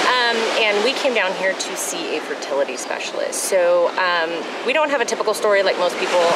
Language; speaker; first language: English; native; English